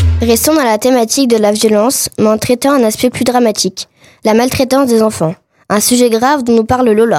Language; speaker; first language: French; native; French